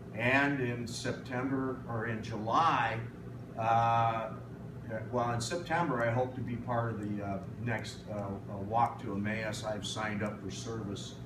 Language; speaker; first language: English; native; English